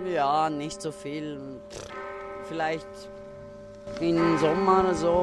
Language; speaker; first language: German; non-native, learner; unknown